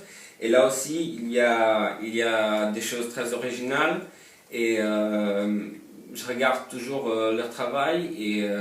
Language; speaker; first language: French; non-native, fluent; Polish